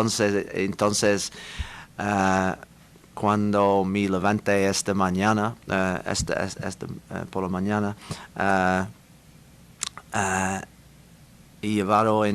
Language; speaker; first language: Spanish; non-native, learner; English